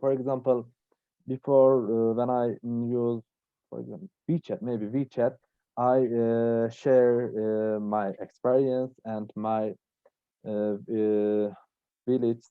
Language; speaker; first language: English; non-native, learner; Turkish